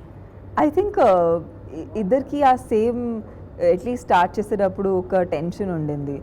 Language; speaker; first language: Telugu; non-native, fluent; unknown